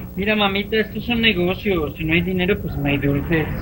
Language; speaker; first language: Spanish; native; Spanish